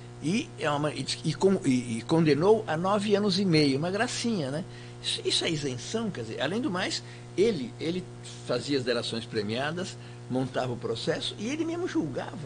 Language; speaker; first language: Portuguese; native; Portuguese